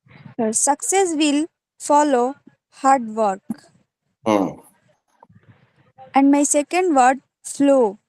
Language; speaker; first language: English; non-native, learner; Hindi